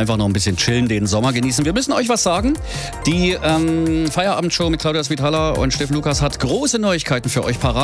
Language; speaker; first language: German; native; German